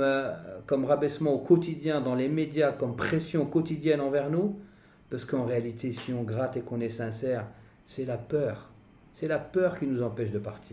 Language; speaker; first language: French; native; French